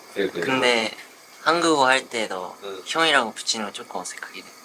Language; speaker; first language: Korean; non-native, fluent; Japanese